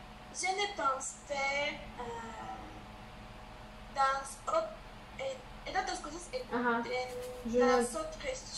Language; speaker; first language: French; non-native, learner; Spanish